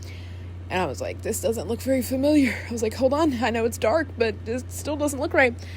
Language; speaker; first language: English; native; English